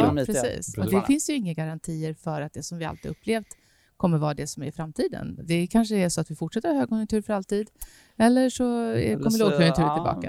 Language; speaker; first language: Swedish; native; Swedish